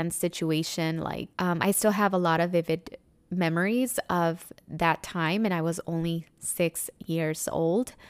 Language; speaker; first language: English; early bilingual, other home language; Spanish